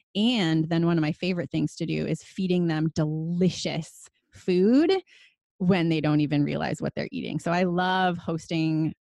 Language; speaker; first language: English; native; English